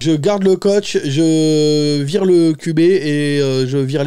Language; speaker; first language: French; native; French